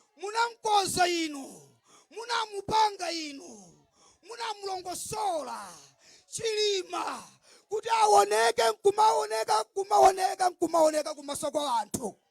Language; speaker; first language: Nyanja; non-native, local second language; Tumbuka